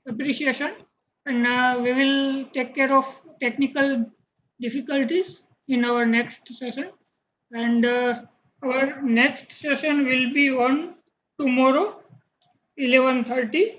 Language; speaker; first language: English; non-native, local second language; Gujarati